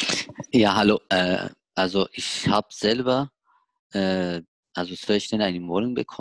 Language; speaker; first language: German; non-native, learner; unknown